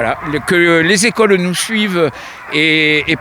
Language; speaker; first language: French; native; French